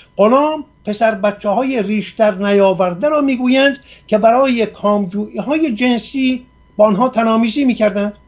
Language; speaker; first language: Persian; non-native, local second language; Assyrian Neo-Aramaic